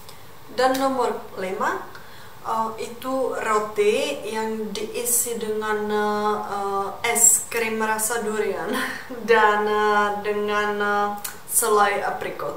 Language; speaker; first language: Indonesian; non-native, fluent; Czech